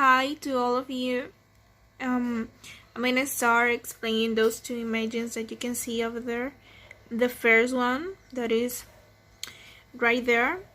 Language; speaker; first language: English; non-native, learner; Spanish